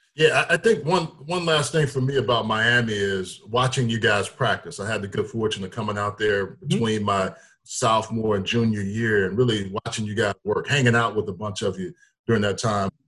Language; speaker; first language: English; native; English